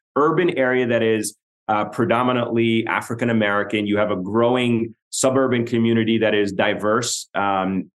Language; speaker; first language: English; non-native, fluent; Arabic